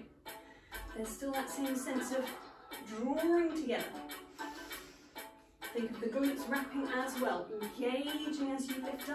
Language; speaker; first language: English; native; English